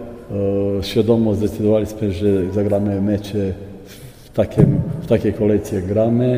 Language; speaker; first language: Polish; non-native, fluent; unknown